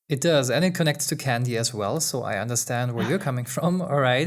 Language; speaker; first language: English; non-native, fluent; German